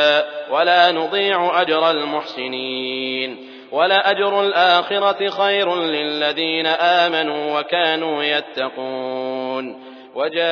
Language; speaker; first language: Arabic; native; Arabic